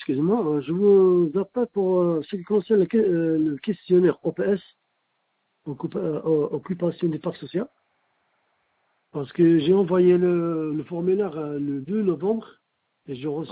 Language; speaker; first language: French; non-native, fluent; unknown